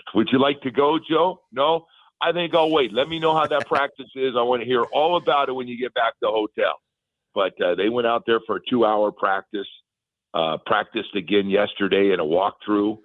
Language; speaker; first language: English; native; English